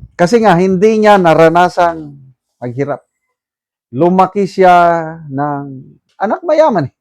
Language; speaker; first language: Filipino; non-native, local second language; Iloko